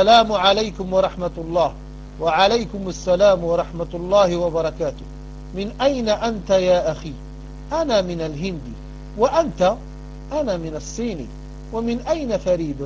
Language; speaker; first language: Arabic; non-native, fluent; French